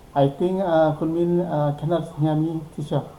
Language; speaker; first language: English; non-native, learner; Thai